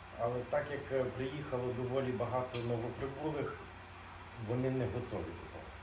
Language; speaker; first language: Ukrainian; native; Ukrainian